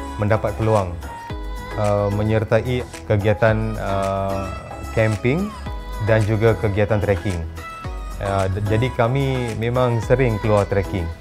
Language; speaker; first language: Malay; non-native, local second language; Tamil